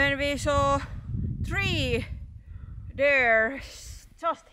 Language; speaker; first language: English; non-native, fluent; Finnish